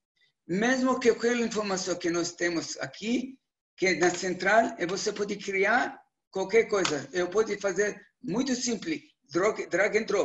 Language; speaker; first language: Portuguese; non-native, learner; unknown